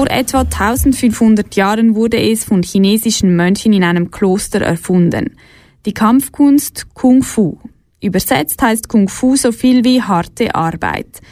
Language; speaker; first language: German; native; German